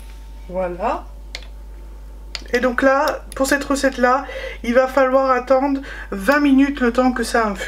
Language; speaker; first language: French; native; French